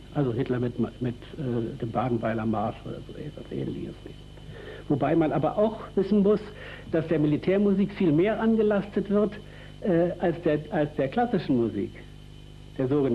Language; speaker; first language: German; native; German